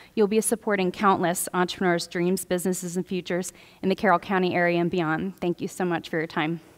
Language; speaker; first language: English; native; English